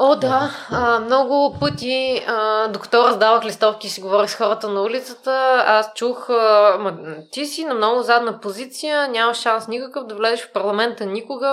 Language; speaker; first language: Bulgarian; native; Bulgarian